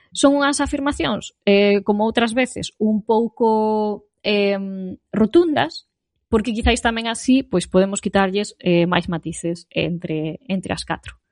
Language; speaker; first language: Galician; native; Galician